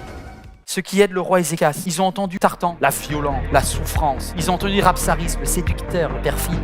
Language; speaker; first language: French; native; French